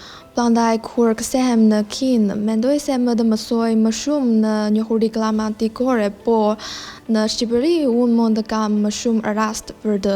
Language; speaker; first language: Albanian; non-native, learner; Chinese